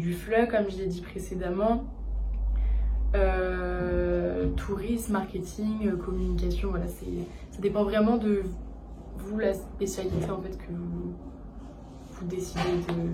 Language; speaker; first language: French; native; French